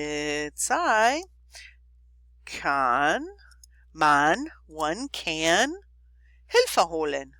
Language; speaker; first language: German; non-native, fluent; English